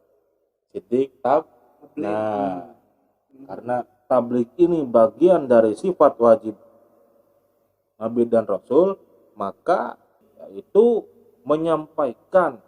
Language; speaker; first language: Indonesian; native; Indonesian